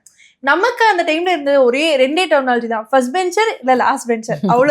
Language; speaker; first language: Tamil; native; Tamil